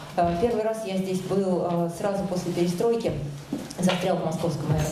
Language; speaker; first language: Russian; native; Russian